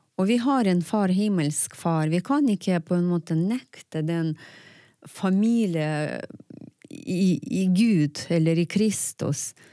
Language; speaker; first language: Norwegian; non-native, fluent; Ukrainian